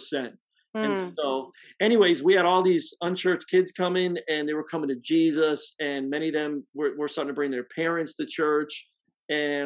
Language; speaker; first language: English; native; English